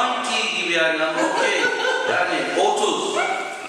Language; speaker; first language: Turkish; non-native, learner; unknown